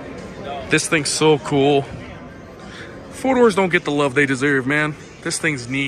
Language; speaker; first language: English; native; English